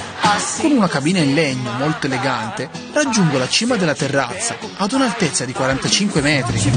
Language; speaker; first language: Italian; native; Italian